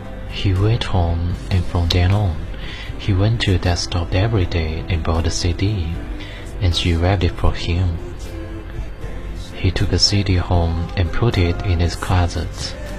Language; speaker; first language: English; non-native, fluent; Chinese